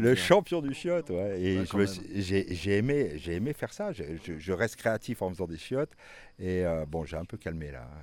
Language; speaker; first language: French; native; French